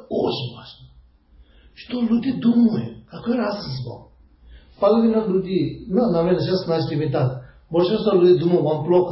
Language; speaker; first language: Russian; non-native, learner; Tibetan